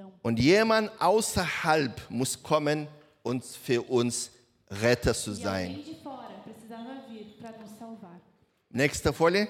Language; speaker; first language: German; non-native, learner; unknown